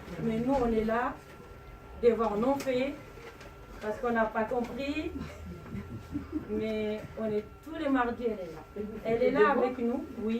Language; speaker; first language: French; non-native, learner; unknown